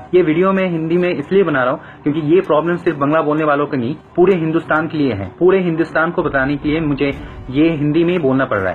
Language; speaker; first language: Urdu; non-native, fluent; Bangla